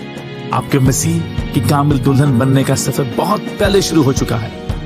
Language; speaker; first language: Urdu; native; Urdu